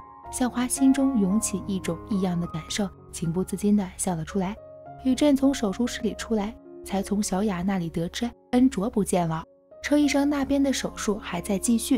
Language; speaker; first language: Chinese; native; Chinese